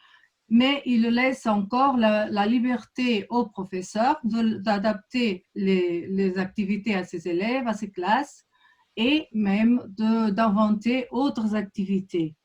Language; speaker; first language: French; non-native, fluent; Portuguese